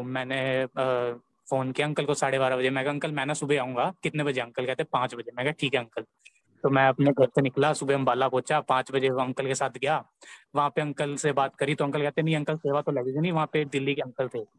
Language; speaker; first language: Hindi; native; Hindi